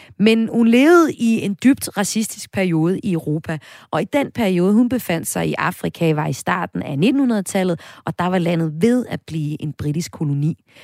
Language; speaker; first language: Danish; native; Danish